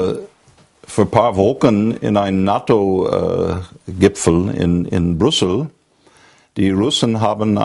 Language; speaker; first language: German; non-native, fluent; English